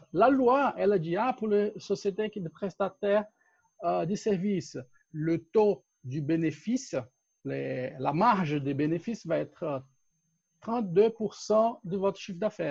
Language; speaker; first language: French; non-native, fluent; Portuguese